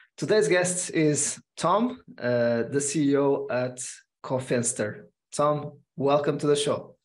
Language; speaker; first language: English; non-native, fluent; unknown